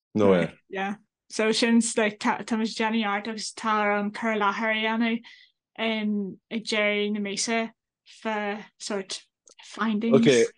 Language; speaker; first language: Irish; non-native, local second language; English